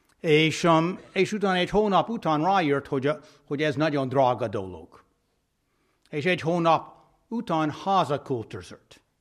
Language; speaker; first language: Hungarian; non-native, fluent; English